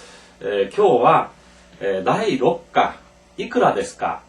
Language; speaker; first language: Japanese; non-native, fluent; Korean